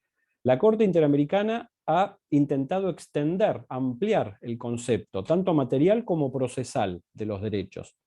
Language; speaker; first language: Spanish; native; Spanish